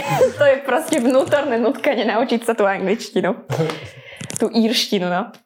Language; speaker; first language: Slovak; non-native, local second language; Hungarian